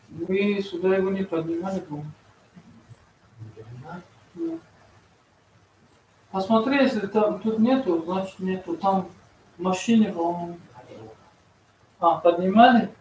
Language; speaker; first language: Russian; non-native, fluent; Tajik